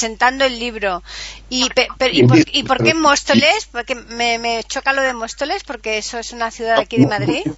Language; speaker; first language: Spanish; native; Spanish